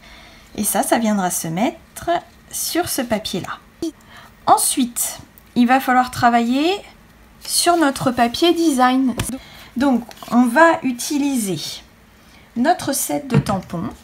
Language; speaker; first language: French; native; French